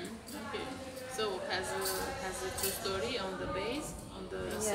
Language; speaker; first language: English; non-native, fluent; Romanian